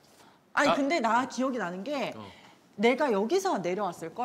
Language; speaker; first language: Korean; native; Korean